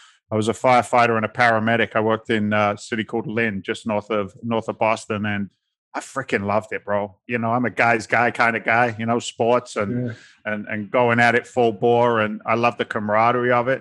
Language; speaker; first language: English; native; English